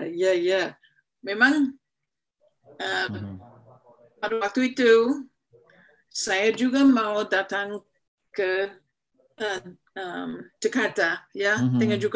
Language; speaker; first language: Indonesian; non-native, fluent; English